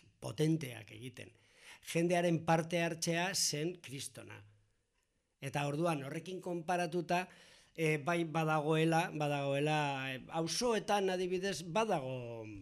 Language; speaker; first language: Basque; non-native, local second language; Spanish